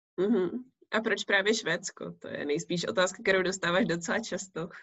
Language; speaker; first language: Czech; native; Czech